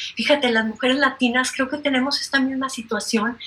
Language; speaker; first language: Spanish; native; Spanish